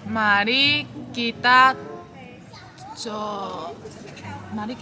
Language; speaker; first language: Indonesian; non-native, fluent; Chinese